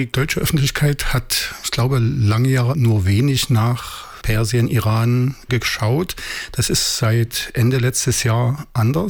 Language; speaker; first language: German; native; German